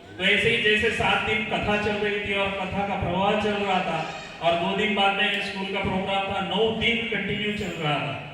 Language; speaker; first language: Hindi; non-native, local second language; Gujarati